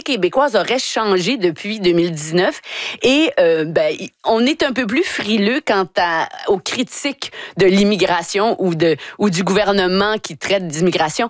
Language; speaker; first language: French; native; French